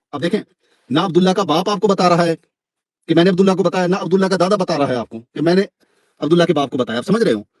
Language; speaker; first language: Urdu; native; Urdu